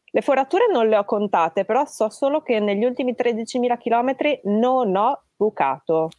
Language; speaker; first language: Italian; native; Italian